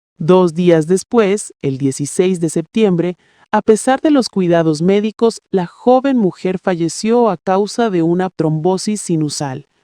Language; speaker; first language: Spanish; native; Spanish